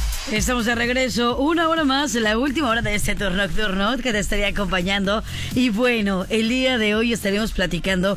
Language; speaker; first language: Spanish; native; Spanish